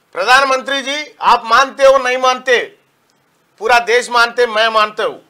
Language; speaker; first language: Hindi; non-native, local second language; Telugu